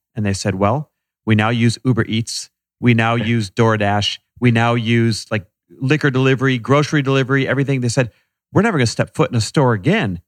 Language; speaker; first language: English; native; English